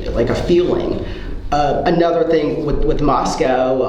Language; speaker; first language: English; native; English